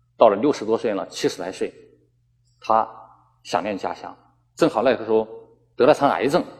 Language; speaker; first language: Chinese; native; Chinese